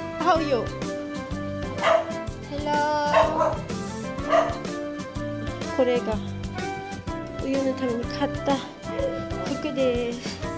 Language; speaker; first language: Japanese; non-native, fluent; Cebuano